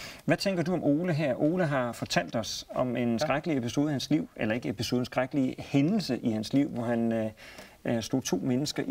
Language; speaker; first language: Danish; native; Danish